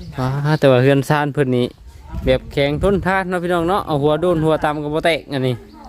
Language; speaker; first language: Thai; native; Thai